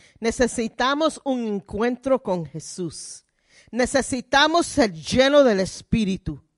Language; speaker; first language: Spanish; early bilingual, heritage; Spanish